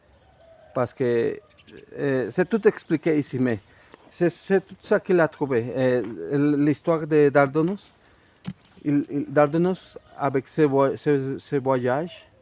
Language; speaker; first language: French; non-native, fluent; Spanish